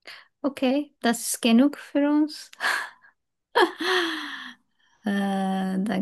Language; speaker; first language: German; non-native, learner; Turkish